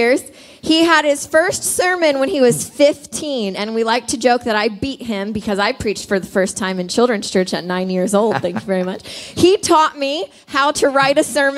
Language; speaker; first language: English; native; English